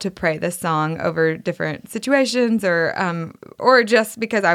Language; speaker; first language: English; native; English